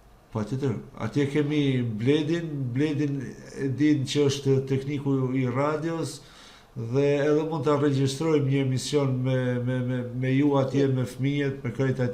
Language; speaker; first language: Albanian; native; Albanian